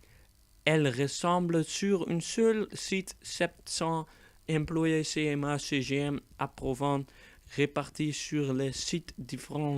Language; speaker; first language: French; non-native, learner; Dutch